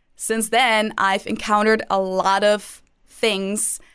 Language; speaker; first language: English; non-native, fluent; German